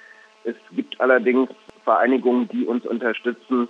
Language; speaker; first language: German; native; German